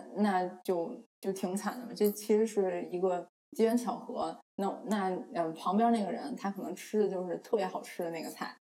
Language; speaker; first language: Chinese; native; Chinese